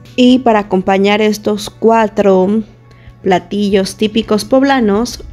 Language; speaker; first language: Spanish; native; Spanish